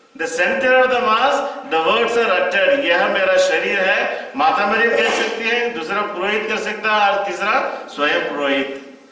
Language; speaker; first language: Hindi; non-native, local second language; Tamil